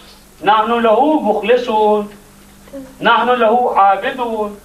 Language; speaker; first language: Arabic; non-native, fluent; Urdu